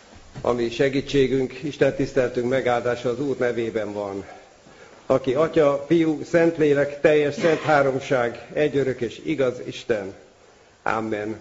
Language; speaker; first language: Hungarian; native; Hungarian